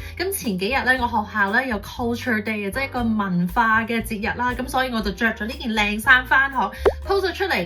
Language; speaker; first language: Cantonese; early bilingual, heritage; Cantonese